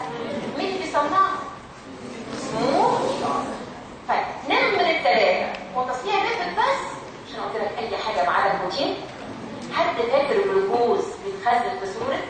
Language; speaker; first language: Arabic; native; Arabic